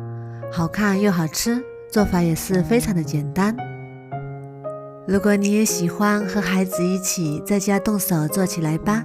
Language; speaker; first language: Chinese; native; Chinese